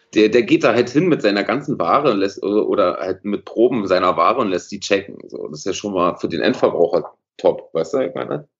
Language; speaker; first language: German; native; German